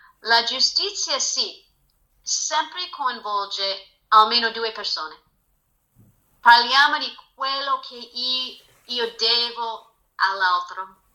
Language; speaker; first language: Italian; non-native, fluent; English